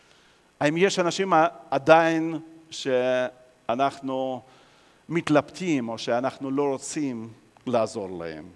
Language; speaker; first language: Hebrew; non-native, fluent; Russian